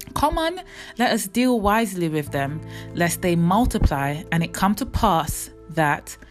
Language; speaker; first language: English; native; English